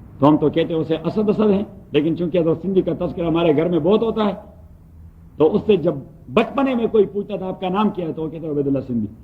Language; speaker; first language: Urdu; non-native, local second language; Pashto